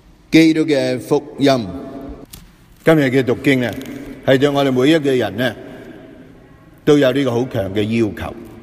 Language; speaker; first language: Cantonese; native; Cantonese